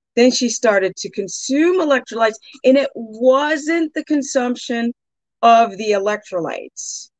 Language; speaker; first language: English; native; English